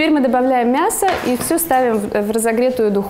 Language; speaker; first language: Russian; native; Russian